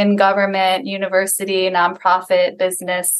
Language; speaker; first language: English; native; English